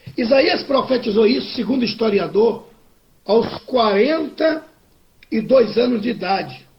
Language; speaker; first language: Portuguese; native; Portuguese